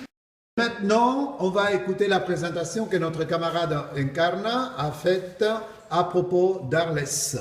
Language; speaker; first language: French; non-native, fluent; Spanish